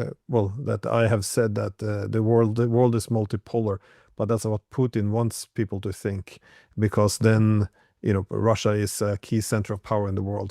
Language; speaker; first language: English; non-native, fluent; Norwegian